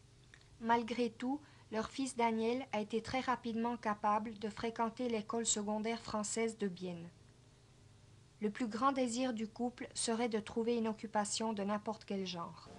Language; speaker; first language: French; native; French